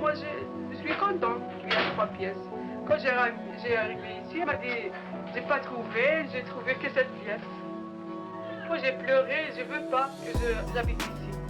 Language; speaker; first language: French; non-native, learner; Arabic